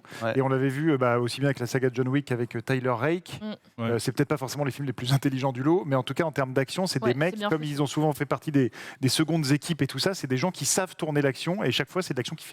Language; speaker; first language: French; native; French